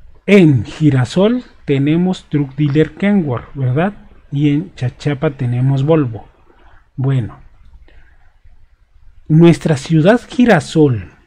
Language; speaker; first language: Spanish; native; Spanish